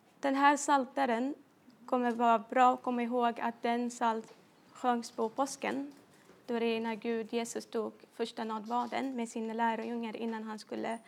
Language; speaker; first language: Swedish; non-native, fluent; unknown